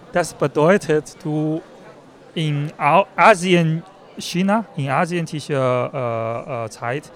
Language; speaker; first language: German; non-native, learner; Chinese